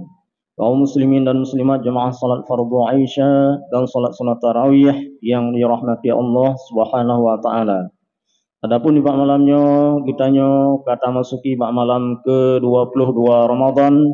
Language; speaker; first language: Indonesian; non-native, local second language; Achinese